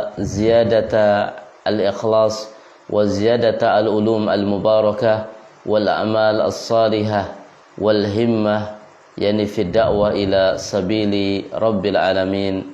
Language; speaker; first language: Arabic; non-native, fluent; Indonesian